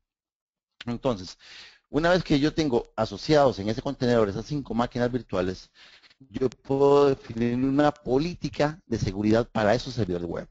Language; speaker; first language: Spanish; native; Spanish